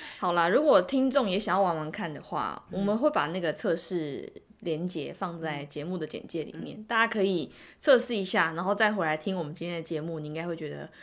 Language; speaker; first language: Chinese; native; Chinese